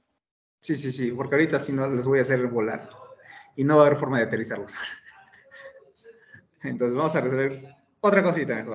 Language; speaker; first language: Spanish; native; Spanish